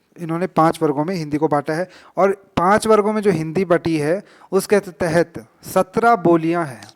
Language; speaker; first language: Hindi; native; Hindi